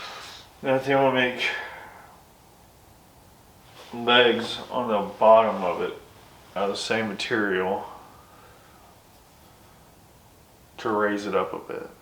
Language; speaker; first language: English; native; English